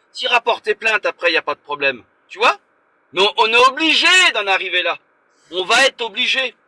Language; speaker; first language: French; native; French